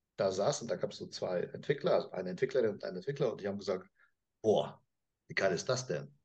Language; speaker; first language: German; non-native, fluent; Russian